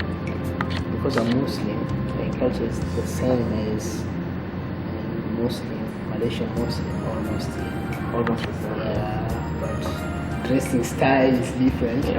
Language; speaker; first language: English; non-native, local second language; Swahili